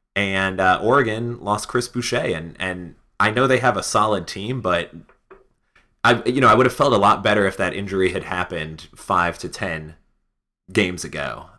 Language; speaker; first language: English; native; English